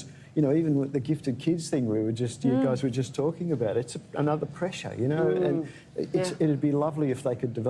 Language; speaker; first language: English; native; English